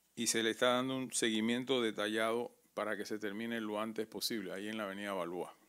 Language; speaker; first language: Spanish; native; Spanish